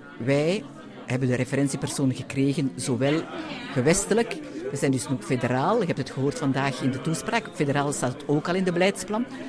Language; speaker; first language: Dutch; native; Dutch